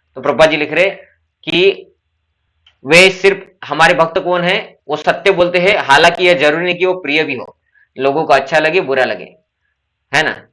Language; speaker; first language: Hindi; non-native, local second language; Marathi